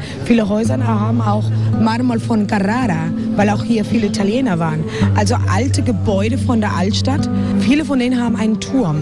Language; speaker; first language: German; non-native, fluent; Spanish